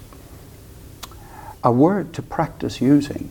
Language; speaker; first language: English; native; English